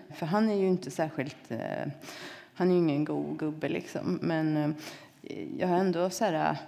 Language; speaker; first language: Swedish; native; Swedish